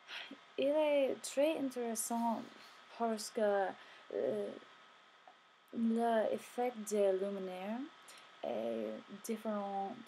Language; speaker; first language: French; non-native, learner; English